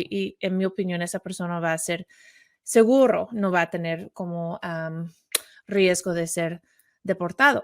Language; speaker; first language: Spanish; non-native, fluent; English